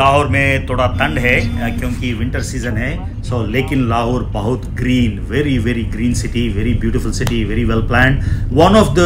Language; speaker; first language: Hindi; non-native, local second language; Telugu